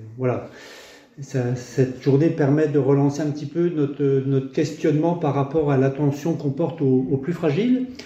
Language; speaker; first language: French; native; French